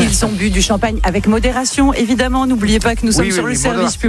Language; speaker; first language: French; native; French